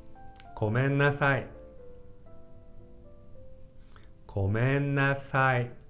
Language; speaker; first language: Japanese; non-native, fluent; Korean